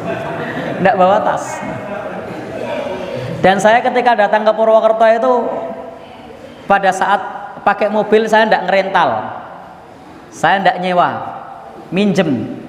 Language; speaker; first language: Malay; non-native, local second language; Javanese